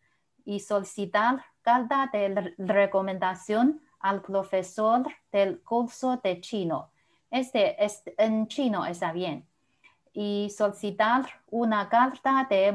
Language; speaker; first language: Spanish; non-native, fluent; Chinese